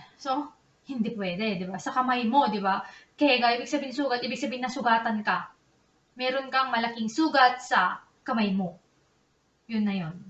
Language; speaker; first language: Filipino; native; Filipino